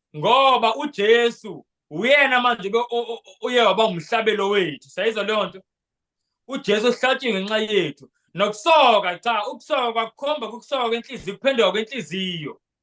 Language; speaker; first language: Zulu; non-native, local second language; Xhosa